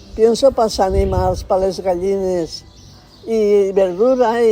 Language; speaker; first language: Spanish; non-native, local second language; Catalan